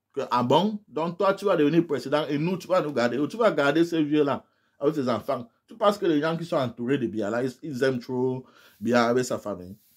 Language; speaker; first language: French; non-native, local second language; English